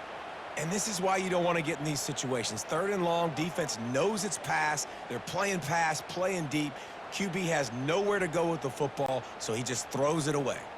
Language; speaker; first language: English; native; English